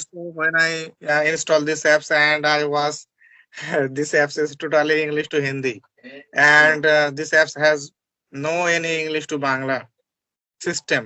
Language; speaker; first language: English; non-native, learner; Bangla